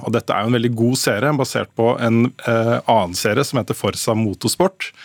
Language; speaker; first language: Norwegian; native; Norwegian